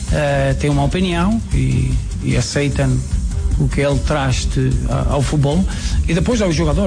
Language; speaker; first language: Portuguese; non-native, fluent; Spanish